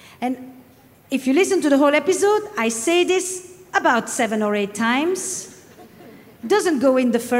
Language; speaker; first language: English; non-native, fluent; French